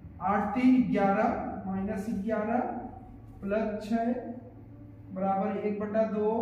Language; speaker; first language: Hindi; native; Hindi